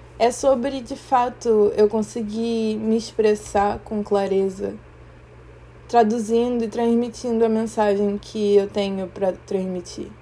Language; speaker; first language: Portuguese; native; Portuguese